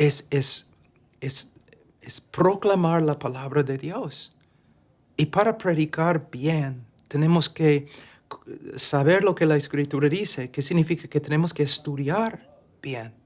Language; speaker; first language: Spanish; non-native, fluent; English